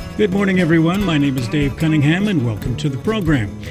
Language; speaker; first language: English; native; English